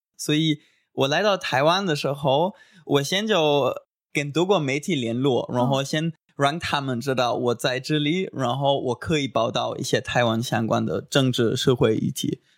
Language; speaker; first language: Chinese; non-native, fluent; German